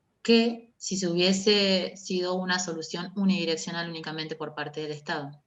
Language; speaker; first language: Spanish; native; Spanish